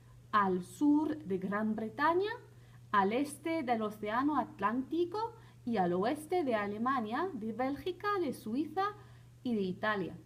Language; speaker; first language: Spanish; non-native, fluent; French